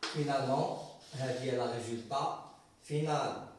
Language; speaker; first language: French; non-native, local second language; Arabic